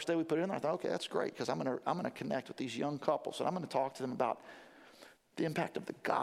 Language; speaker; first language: English; native; English